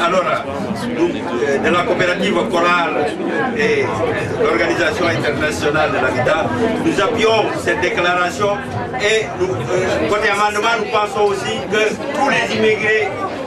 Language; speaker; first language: French; non-native, local second language; Wolof